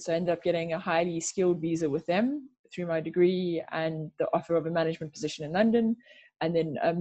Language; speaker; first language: English; native; English